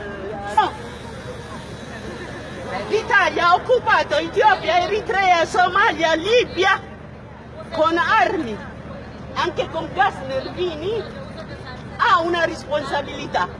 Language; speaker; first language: Italian; non-native, fluent; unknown